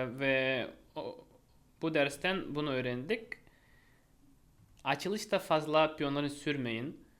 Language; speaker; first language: Turkish; non-native, fluent; Russian